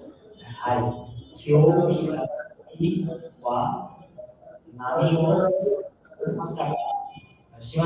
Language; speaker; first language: Japanese; non-native, learner; Bangla